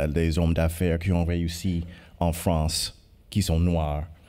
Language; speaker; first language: French; non-native, fluent; English